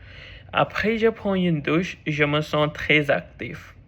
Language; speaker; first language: French; non-native, learner; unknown